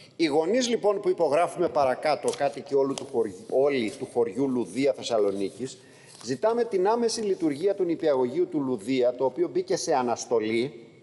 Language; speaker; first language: Greek; native; Greek